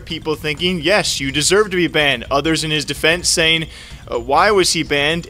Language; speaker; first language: English; native; English